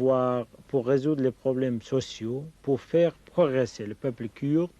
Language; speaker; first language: French; non-native, fluent; Kurdish